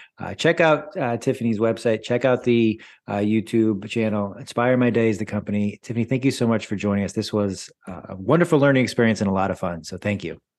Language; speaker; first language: English; native; English